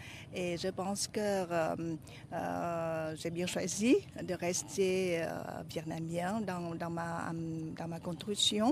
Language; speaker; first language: French; non-native, fluent; Vietnamese